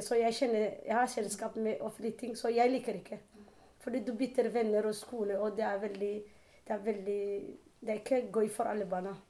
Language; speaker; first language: Norwegian; non-native, learner; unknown